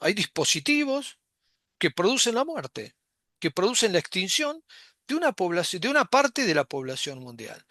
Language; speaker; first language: Spanish; native; Spanish